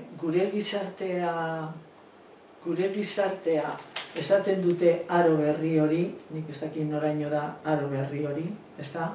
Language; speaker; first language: Basque; non-native, local second language; Spanish